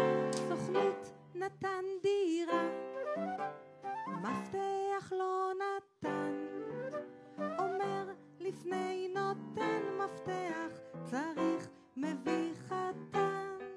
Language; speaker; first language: Hebrew; non-native, learner; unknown